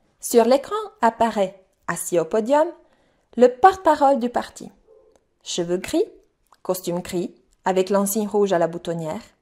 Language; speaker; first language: French; non-native, fluent; Italian